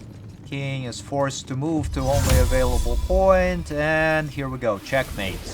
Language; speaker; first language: English; native; English